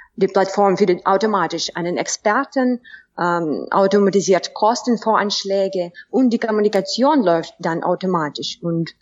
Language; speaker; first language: German; non-native, fluent; Russian